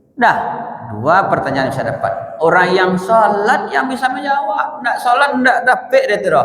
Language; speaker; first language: Malay; non-native, local second language; Minangkabau